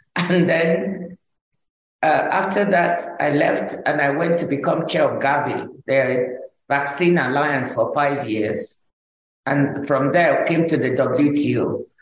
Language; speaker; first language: English; non-native, local second language; Igbo